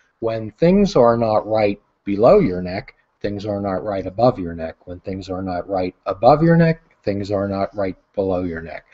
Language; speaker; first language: English; native; English